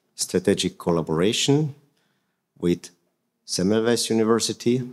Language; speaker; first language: English; non-native, fluent; Hungarian